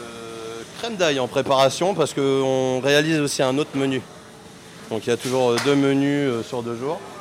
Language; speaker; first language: French; native; French